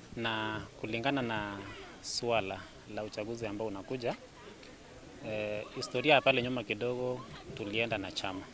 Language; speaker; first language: Swahili; non-native, local second language; Kalenjin